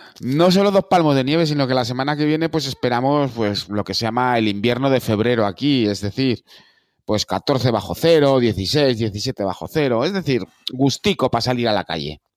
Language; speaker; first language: Spanish; native; Spanish